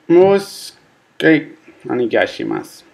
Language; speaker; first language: Japanese; non-native, learner; English